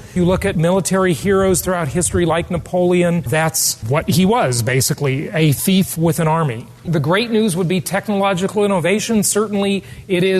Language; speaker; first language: English; native; English